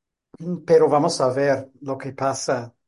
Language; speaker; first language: Spanish; non-native, fluent; English